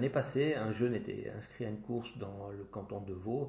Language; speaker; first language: French; native; French